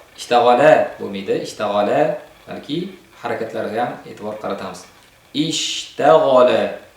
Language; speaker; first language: Uzbek; native; Uzbek